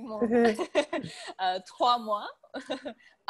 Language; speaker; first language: French; non-native, learner; English